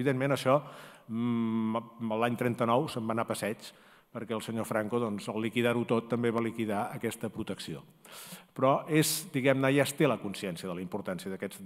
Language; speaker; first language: Catalan; native; Catalan